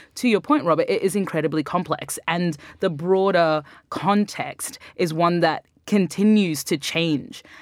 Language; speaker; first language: English; native; English